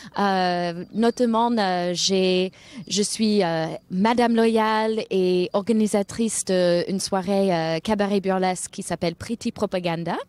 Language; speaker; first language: French; non-native, fluent; English